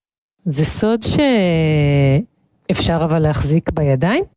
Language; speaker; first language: Hebrew; native; Hebrew